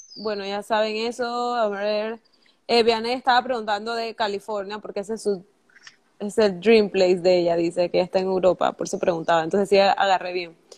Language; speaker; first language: Spanish; native; Spanish